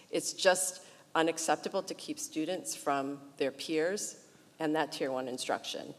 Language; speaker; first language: English; early bilingual, other home language; Portuguese